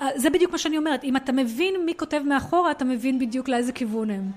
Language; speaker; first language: Hebrew; non-native, local second language; Arabic